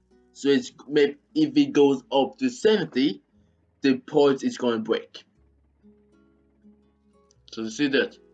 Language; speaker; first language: English; non-native, fluent; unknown